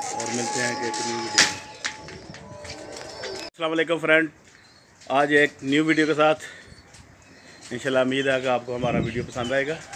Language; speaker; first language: Hindi; non-native, local second language; Punjabi